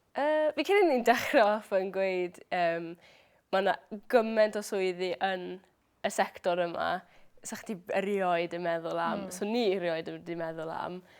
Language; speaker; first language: Welsh; native; Welsh